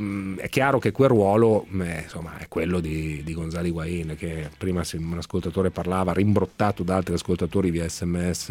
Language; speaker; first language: Italian; native; Italian